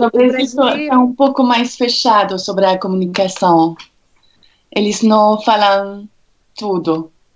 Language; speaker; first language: Portuguese; non-native, fluent; French